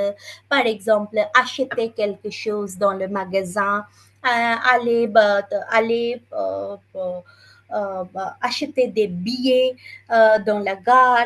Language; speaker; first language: French; non-native, fluent; Bangla